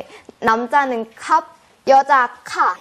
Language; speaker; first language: Korean; non-native, learner; Thai